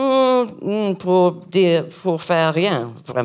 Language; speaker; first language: French; non-native, learner; English